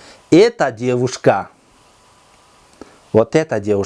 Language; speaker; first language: Russian; non-native, local second language; Kyrgyz